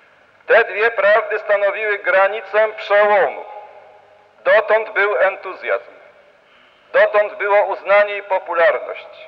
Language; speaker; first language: Polish; native; Polish